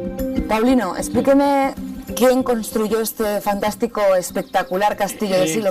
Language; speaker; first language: Spanish; native; Spanish